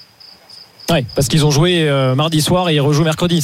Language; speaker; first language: French; native; French